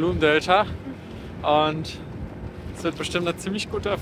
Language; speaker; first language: German; native; German